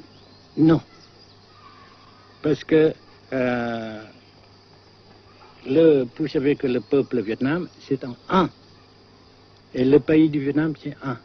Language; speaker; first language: French; non-native, local second language; Vietnamese